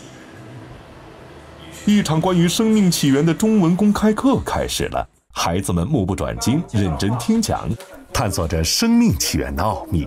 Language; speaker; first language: Chinese; native; Chinese